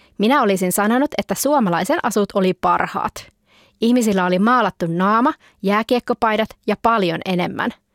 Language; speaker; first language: Finnish; early bilingual, heritage; Finnish